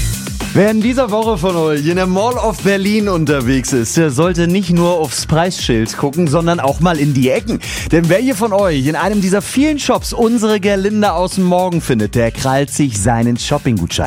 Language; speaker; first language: German; native; German